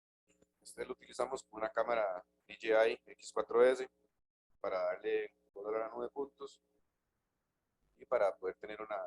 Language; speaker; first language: Spanish; native; Spanish